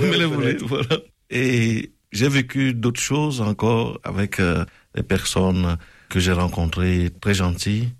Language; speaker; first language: French; non-native, local second language; Ewe